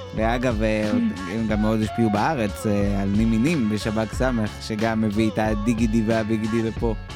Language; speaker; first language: Hebrew; native; Hebrew